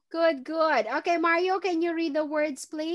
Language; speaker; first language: English; non-native, fluent; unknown